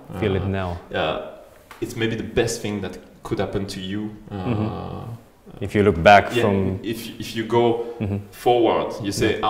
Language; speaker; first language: English; non-native, fluent; French